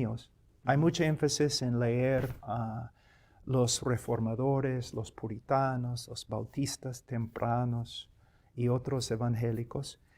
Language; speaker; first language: Spanish; non-native, fluent; English